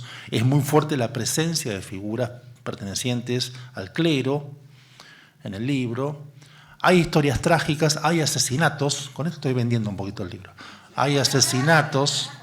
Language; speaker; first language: Spanish; native; Spanish